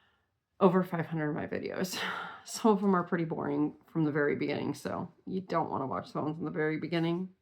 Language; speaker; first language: English; native; English